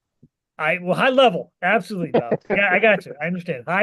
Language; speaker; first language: English; native; English